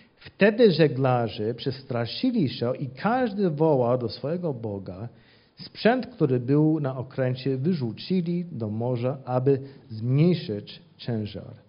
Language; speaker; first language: Polish; non-native, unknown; English